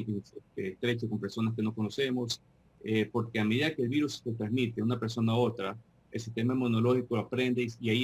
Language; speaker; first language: Spanish; native; Spanish